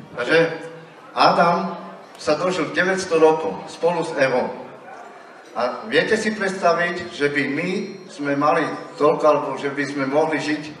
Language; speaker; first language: Slovak; non-native, local second language; Romany